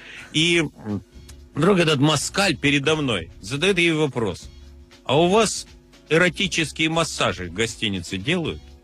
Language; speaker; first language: Russian; native; Russian